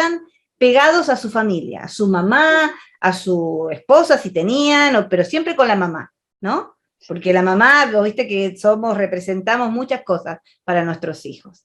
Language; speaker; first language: Spanish; native; Spanish